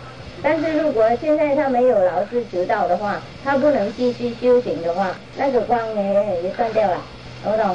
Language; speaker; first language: Chinese; non-native, fluent; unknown